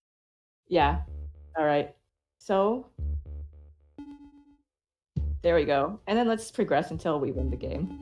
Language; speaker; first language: English; native; English